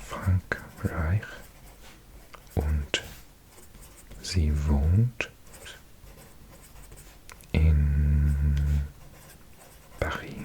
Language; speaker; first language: German; non-native, learner; English